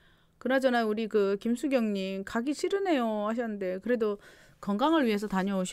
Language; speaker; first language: Korean; native; Korean